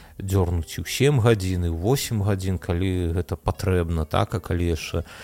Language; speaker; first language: Belarusian; non-native, local second language; Russian